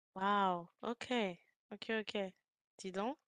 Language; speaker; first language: French; native; French